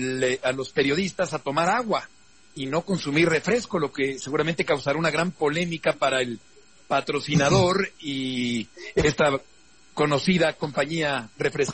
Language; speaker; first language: Spanish; native; Spanish